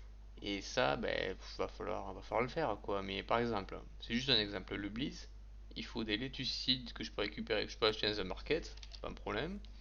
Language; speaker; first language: French; native; French